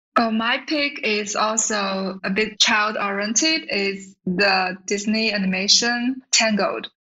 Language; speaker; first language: English; non-native, fluent; Chinese